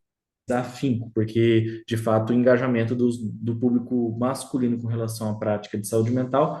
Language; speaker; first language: Portuguese; native; Portuguese